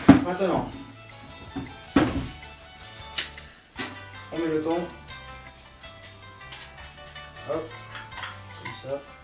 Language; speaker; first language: French; non-native, learner; Spanish